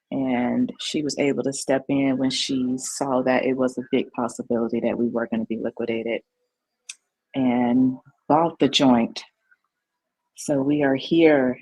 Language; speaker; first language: English; native; English